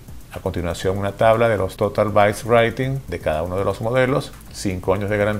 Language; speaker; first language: Spanish; native; Spanish